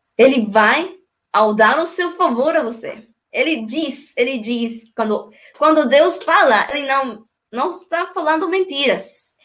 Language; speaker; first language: Portuguese; non-native, learner; Spanish